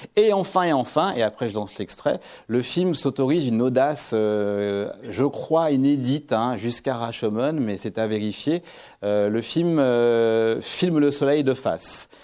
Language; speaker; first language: French; native; French